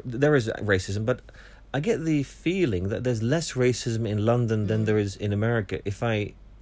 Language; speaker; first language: English; native; English